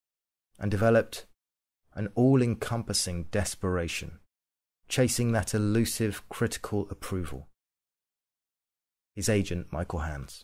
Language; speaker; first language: English; native; English